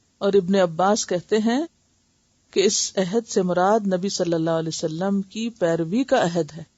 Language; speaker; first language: Urdu; native; Urdu